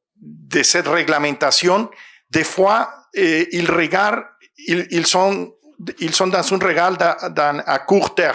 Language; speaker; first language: French; non-native, fluent; Spanish